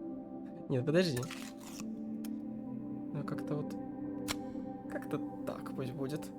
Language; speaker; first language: Russian; native; Russian